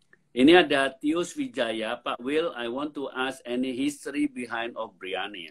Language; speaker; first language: English; non-native, fluent; Indonesian